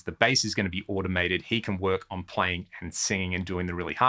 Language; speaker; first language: English; native; English